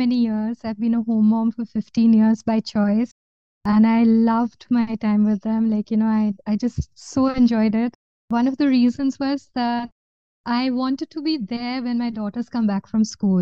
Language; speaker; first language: English; non-native, local second language; Bangla